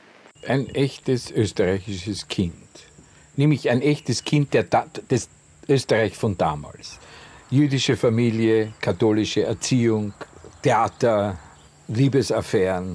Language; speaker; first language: German; native; German